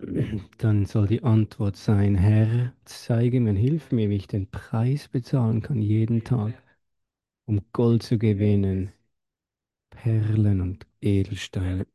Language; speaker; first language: German; non-native, fluent; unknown